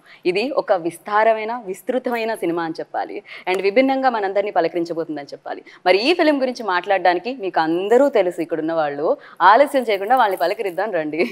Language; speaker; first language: Telugu; native; Telugu